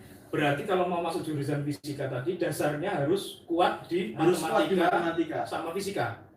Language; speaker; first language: Indonesian; native; Indonesian